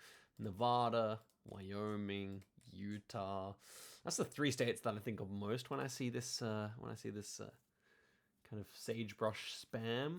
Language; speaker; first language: English; native; English